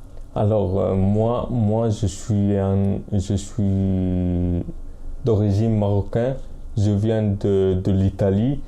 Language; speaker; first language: French; non-native, fluent; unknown